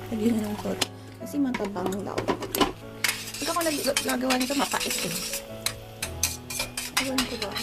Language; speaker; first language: Korean; non-native, learner; Filipino